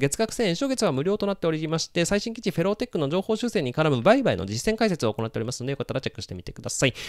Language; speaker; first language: Japanese; native; Japanese